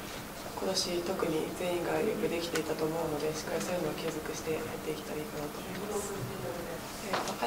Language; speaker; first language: Japanese; native; Japanese